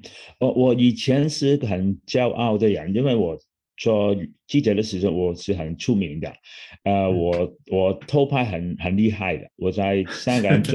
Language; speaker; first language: Chinese; non-native, local second language; Cantonese